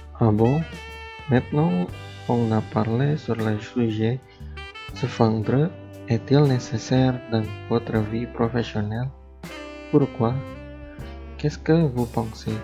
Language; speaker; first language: French; non-native, learner; Indonesian